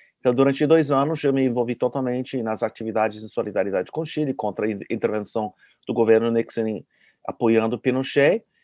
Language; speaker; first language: Portuguese; non-native, fluent; English